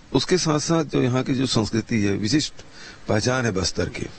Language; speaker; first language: Hindi; native; Hindi